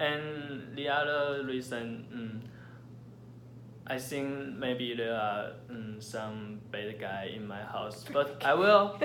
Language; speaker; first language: English; non-native, learner; Chinese